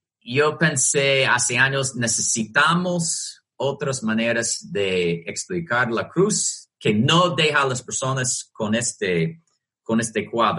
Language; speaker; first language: Spanish; non-native, fluent; English